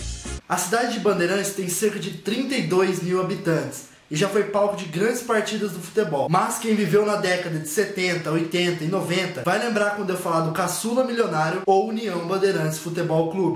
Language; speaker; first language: Portuguese; native; Portuguese